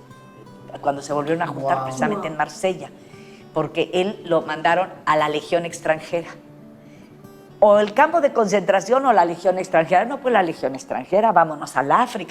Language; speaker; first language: Spanish; early bilingual, other home language; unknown